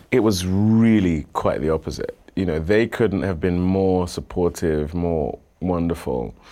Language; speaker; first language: English; native; English